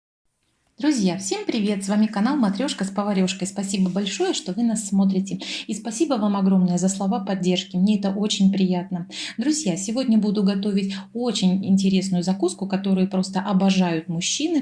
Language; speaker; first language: Russian; native; Russian